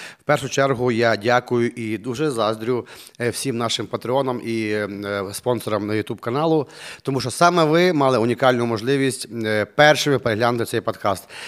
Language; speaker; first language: Ukrainian; native; Ukrainian